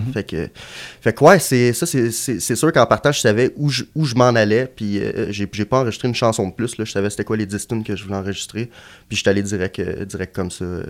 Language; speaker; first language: French; native; French